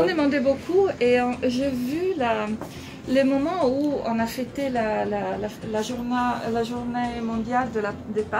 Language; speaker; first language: French; non-native, fluent; Italian